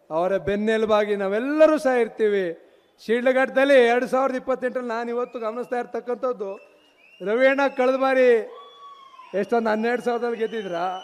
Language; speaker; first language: Kannada; native; Kannada